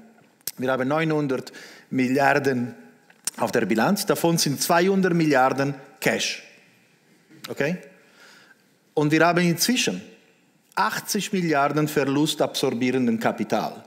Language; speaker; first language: German; non-native, local second language; Italian